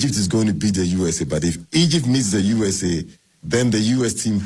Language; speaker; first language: English; non-native, local second language; Akan